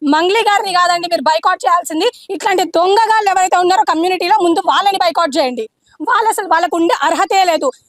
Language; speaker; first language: Telugu; non-native, local second language; Lambadi